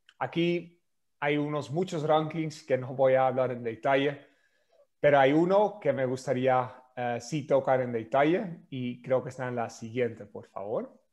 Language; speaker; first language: Spanish; non-native, fluent; Dutch